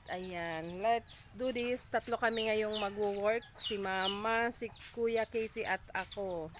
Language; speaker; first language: Filipino; non-native, local second language; Bikol